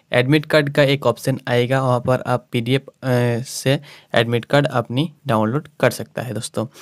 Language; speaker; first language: Hindi; non-native, local second language; Bangla